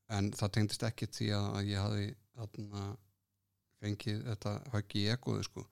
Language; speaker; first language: Icelandic; native; Icelandic